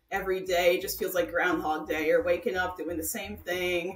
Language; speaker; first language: English; native; English